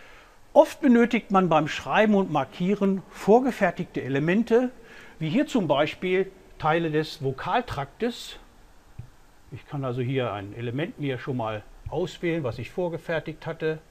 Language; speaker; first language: German; native; German